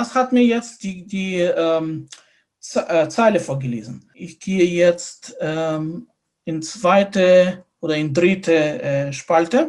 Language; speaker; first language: German; non-native, fluent; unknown